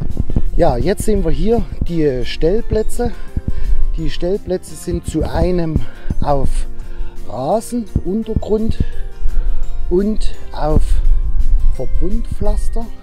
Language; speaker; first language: German; native; German